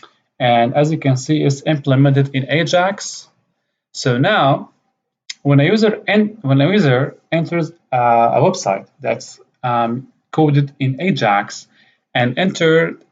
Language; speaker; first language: English; non-native, fluent; Arabic